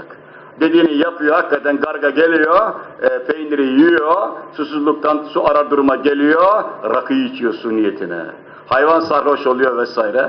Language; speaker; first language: Turkish; native; Turkish